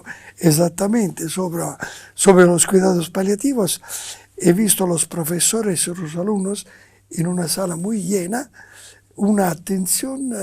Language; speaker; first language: Spanish; non-native, fluent; Italian